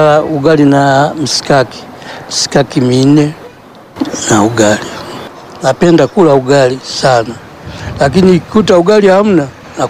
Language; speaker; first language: Swahili; non-native, local second language; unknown